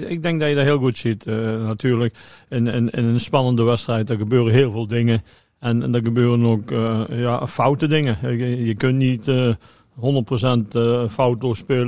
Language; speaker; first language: Dutch; native; Dutch